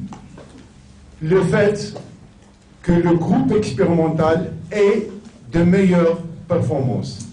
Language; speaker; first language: French; non-native, local second language; Arabic